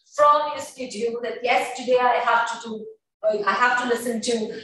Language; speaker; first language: English; non-native, local second language; Hindi